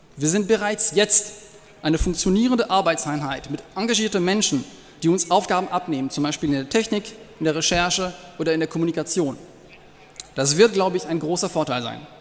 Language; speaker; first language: German; non-native, fluent; French